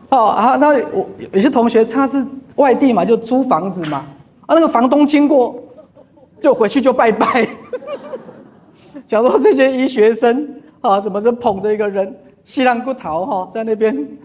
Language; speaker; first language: Chinese; native; Chinese